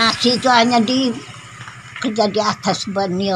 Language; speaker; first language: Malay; non-native, local second language; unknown